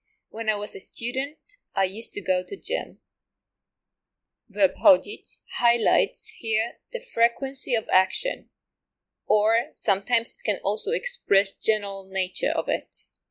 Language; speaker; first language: English; non-native, fluent; Polish